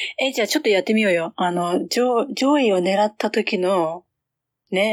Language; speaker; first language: Japanese; native; Japanese